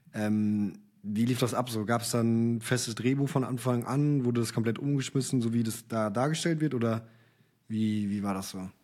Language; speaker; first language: German; native; German